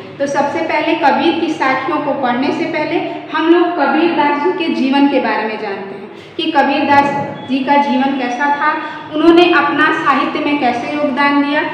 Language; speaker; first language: Hindi; native; Hindi